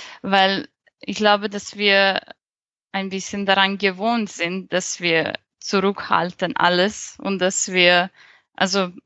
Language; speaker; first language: German; non-native, fluent; Serbian